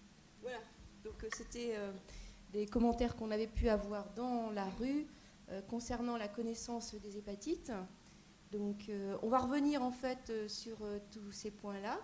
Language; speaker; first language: French; native; French